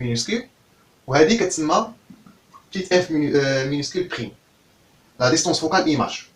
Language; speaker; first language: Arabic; native; Arabic